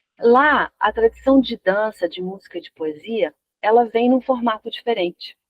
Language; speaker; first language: Portuguese; early bilingual, other home language; Spanish